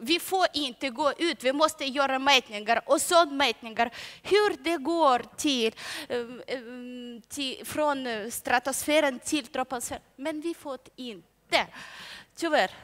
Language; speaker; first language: Swedish; non-native, learner; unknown